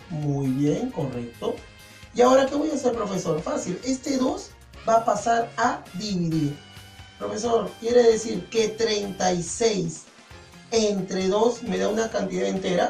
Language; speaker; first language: Spanish; native; Spanish